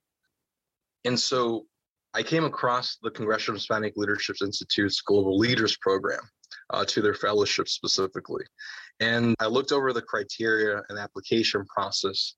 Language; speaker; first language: English; native; English